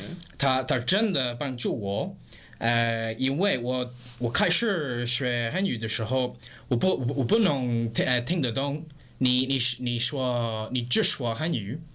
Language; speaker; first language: Chinese; non-native, learner; English